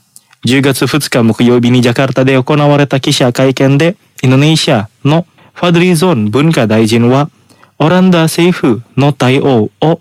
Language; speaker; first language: Japanese; non-native, fluent; Indonesian